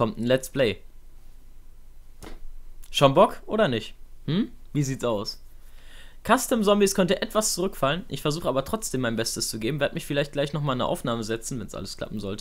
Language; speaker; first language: German; native; German